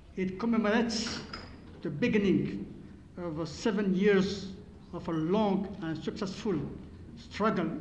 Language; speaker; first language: English; non-native, fluent; Arabic